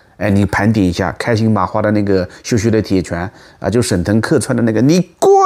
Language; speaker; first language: Chinese; native; Chinese